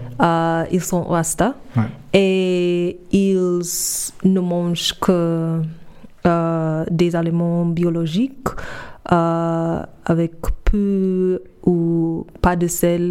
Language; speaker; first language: French; non-native, fluent; English